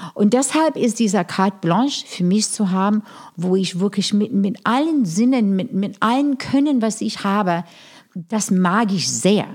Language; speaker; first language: German; non-native, fluent; English